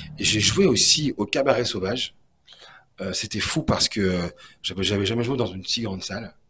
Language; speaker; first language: French; native; French